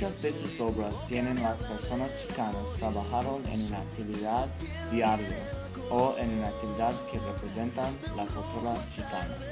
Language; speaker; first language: Spanish; non-native, learner; English